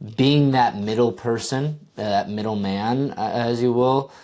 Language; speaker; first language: English; native; English